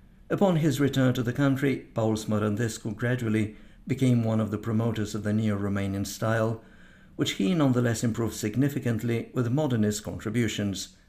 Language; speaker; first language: English; non-native, fluent; Romanian